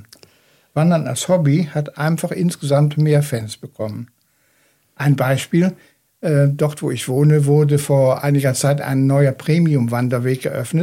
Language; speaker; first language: German; native; German